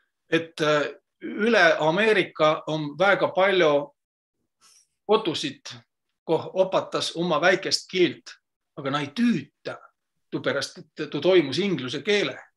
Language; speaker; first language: Estonian; non-native, local second language; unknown